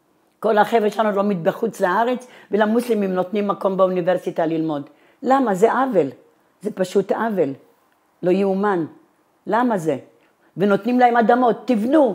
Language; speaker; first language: Hebrew; non-native, fluent; Italian